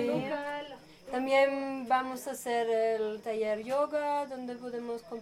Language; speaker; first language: Spanish; non-native, learner; German